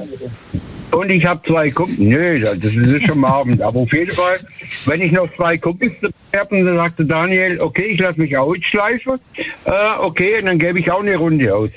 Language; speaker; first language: German; native; German